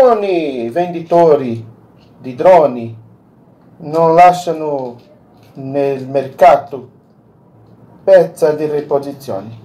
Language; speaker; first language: Italian; non-native, learner; Portuguese